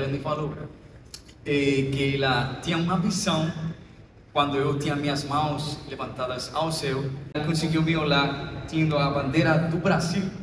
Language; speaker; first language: Portuguese; non-native, fluent; Spanish